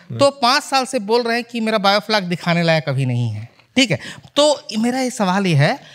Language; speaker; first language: Hindi; native; Hindi